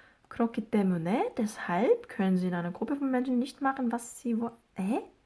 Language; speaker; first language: German; non-native, fluent; Korean